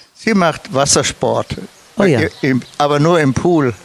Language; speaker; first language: German; native; German